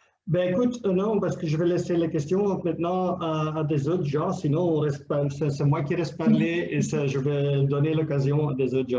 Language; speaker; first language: French; non-native, local second language; Dutch